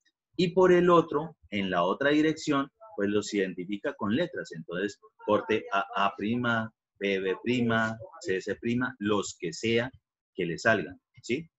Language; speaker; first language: Spanish; native; Spanish